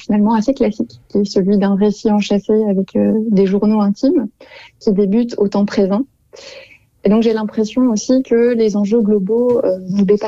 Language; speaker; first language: French; native; French